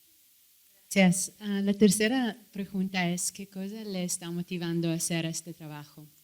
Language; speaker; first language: Spanish; non-native, fluent; English